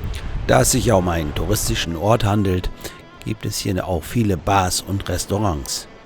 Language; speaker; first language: German; native; German